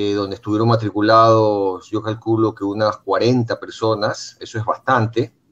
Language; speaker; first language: Spanish; native; Spanish